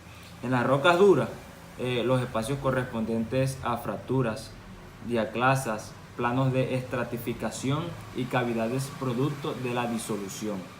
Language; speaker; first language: Spanish; native; Spanish